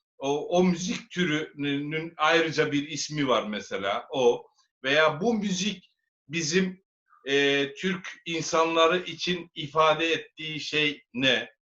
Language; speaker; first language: Turkish; native; Turkish